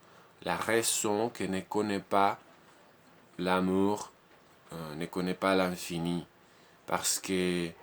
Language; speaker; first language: French; non-native, learner; Spanish